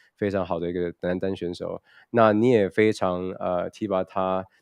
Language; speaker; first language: Chinese; early bilingual, other home language; Indonesian